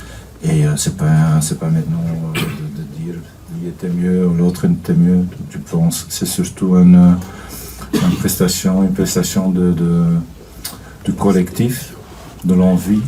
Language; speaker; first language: French; non-native, fluent; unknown